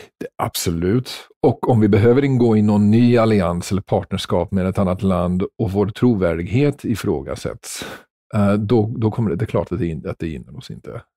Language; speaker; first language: Swedish; non-native, fluent; English